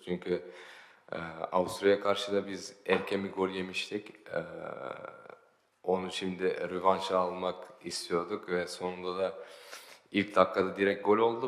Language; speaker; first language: Turkish; early bilingual, heritage; Turkish